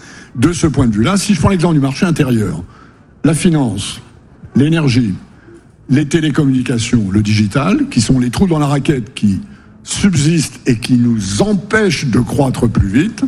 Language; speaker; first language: French; native; French